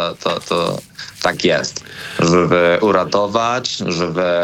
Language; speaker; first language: Polish; non-native, learner; Spanish